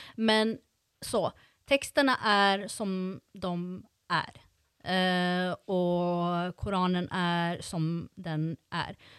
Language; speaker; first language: Norwegian; non-native, fluent; Swedish